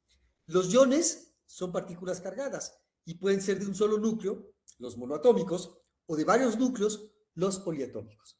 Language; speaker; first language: Spanish; native; Spanish